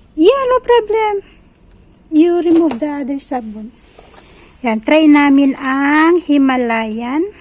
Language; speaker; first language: Filipino; non-native, local second language; Iloko